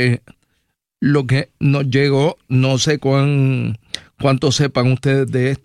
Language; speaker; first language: Spanish; native; Spanish